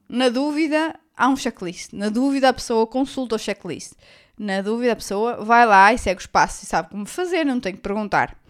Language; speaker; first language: Portuguese; native; Portuguese